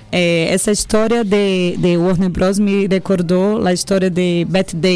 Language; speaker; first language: Spanish; non-native, learner; Portuguese